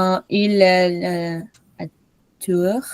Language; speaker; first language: French; non-native, learner; Portuguese